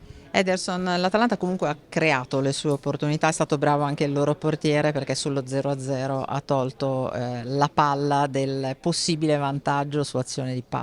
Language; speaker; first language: Italian; native; Italian